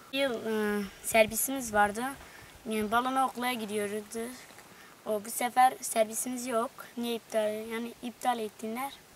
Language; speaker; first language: Turkish; non-native, local second language; Kurdish